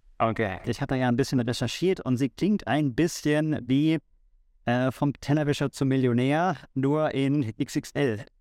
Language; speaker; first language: German; native; German